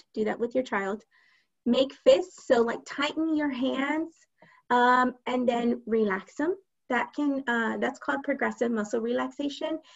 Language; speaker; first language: English; native; English